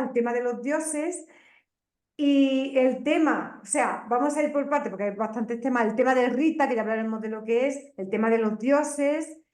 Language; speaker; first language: Spanish; native; Spanish